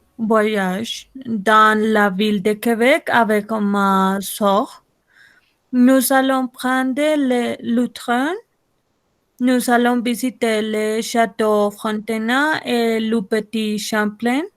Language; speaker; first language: French; non-native, learner; Spanish